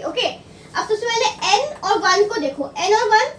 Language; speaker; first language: Hindi; native; Hindi